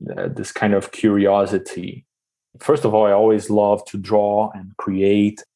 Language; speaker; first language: English; non-native, fluent; Portuguese